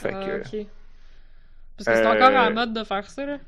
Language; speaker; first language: French; native; French